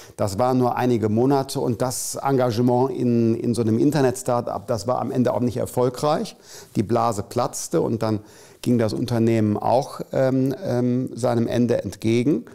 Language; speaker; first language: German; native; German